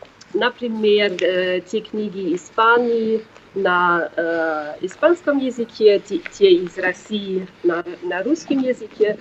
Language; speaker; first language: Russian; non-native, fluent; German